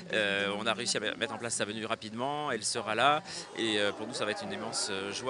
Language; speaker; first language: French; native; French